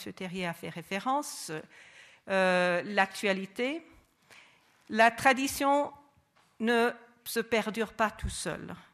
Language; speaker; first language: French; non-native, fluent; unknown